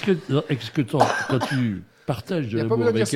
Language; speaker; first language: French; native; French